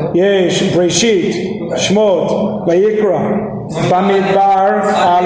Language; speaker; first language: Hebrew; non-native, fluent; English